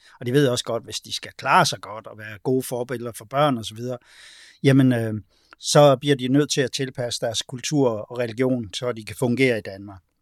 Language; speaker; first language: Danish; native; Danish